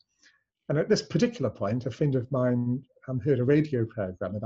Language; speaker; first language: English; native; English